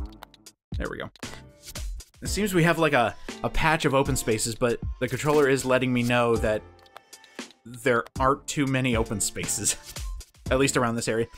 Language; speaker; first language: English; native; English